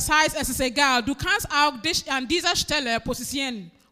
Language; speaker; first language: German; non-native, fluent; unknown